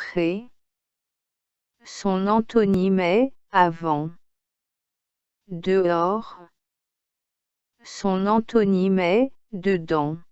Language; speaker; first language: French; non-native, local second language; Arabic